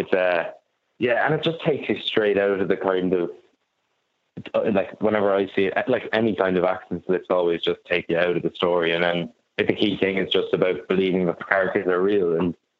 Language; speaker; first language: English; native; English